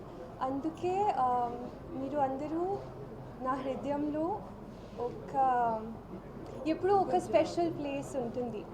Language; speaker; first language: Telugu; non-native, learner; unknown